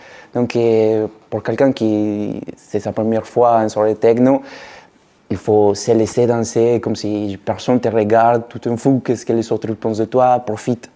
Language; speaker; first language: French; non-native, fluent; Spanish